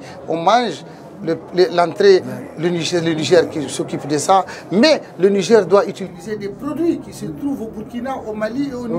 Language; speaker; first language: French; non-native, local second language; Tamasheq